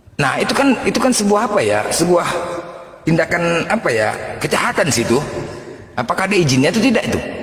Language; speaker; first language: Indonesian; native; Indonesian